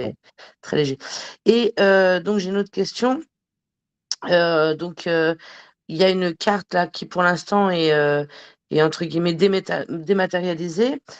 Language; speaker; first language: French; native; French